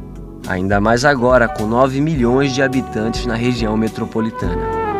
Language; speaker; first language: Portuguese; native; Portuguese